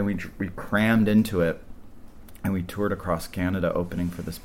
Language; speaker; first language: English; native; English